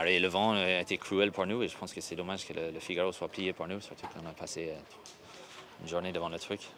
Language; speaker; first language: French; non-native, fluent; English